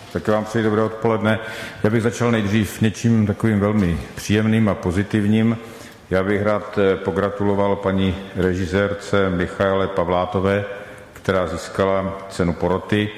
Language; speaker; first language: Czech; native; Czech